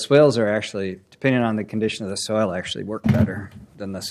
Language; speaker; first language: English; native; English